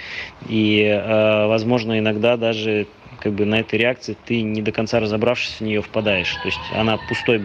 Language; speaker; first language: Russian; native; Russian